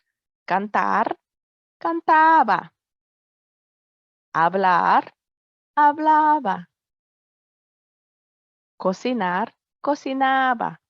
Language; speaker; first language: Spanish; non-native, fluent; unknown